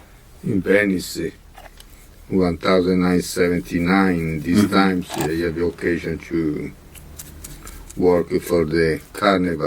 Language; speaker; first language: English; non-native, learner; Italian